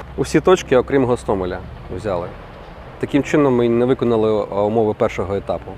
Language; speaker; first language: Ukrainian; non-native, local second language; Russian